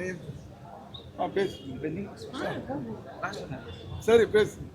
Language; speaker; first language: Tamil; native; Tamil